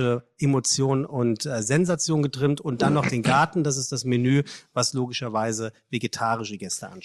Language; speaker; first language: German; native; German